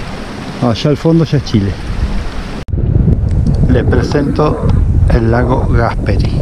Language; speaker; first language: Spanish; native; Spanish